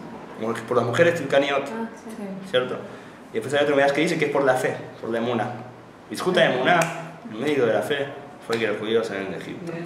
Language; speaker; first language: Spanish; native; Spanish